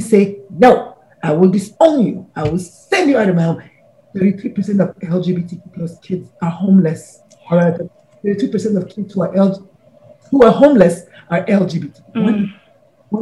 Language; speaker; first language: English; non-native, local second language; Igbo